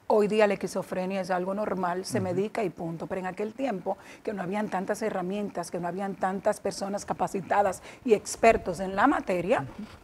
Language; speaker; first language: Spanish; native; Spanish